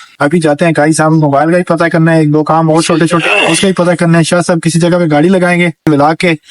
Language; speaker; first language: Urdu; non-native, local second language; Punjabi